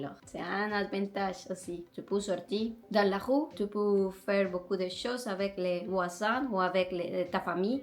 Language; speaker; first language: French; non-native, learner; Spanish